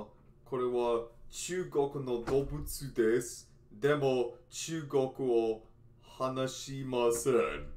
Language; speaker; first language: Japanese; non-native, learner; English